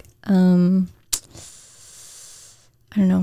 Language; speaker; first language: English; early bilingual, other home language; Filipino